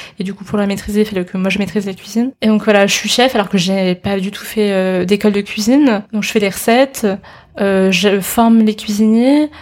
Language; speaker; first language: French; early bilingual, other home language; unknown